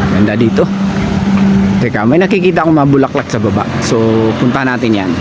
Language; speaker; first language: Filipino; non-native, local second language; Cebuano